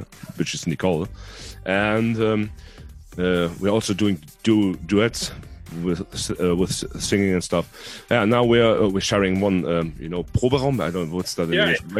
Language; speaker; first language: English; non-native, fluent; Hungarian